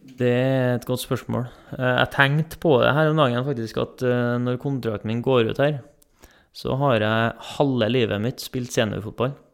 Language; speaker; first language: Norwegian; native; Norwegian